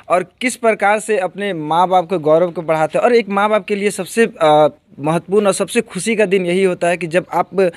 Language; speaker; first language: Hindi; native; Hindi